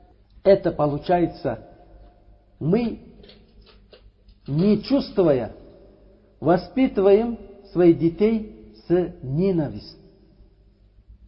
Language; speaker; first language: Russian; non-native, learner; Uzbek